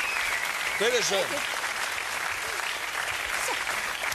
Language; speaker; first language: German; native; German